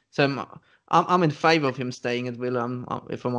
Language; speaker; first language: English; non-native, fluent; German